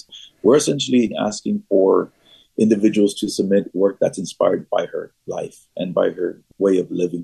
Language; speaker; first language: English; native; English